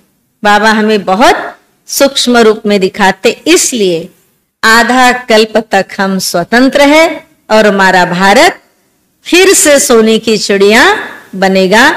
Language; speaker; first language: Hindi; native; Hindi